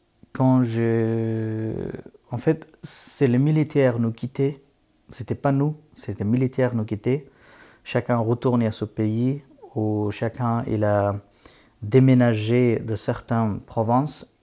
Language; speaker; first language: French; non-native, fluent; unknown